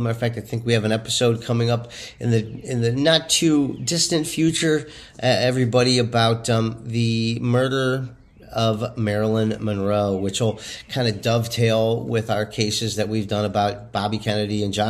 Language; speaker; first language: English; native; English